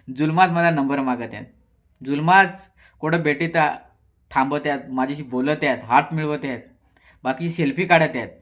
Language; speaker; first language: Marathi; non-native, local second language; Kukna